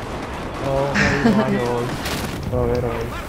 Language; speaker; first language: Spanish; native; Spanish